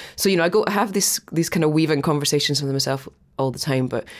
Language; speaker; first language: English; native; English